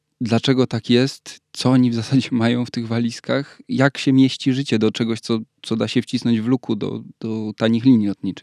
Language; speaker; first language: Polish; native; Polish